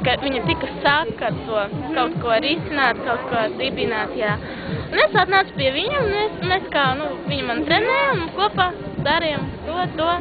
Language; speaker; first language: Latvian; non-native, local second language; Russian